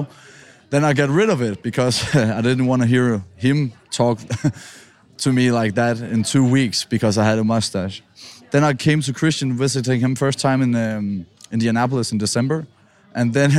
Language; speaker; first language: English; non-native, fluent; Danish